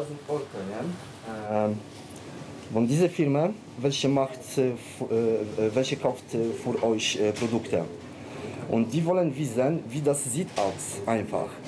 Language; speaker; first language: German; non-native, learner; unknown